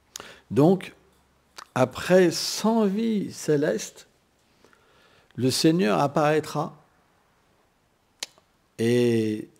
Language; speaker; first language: French; native; French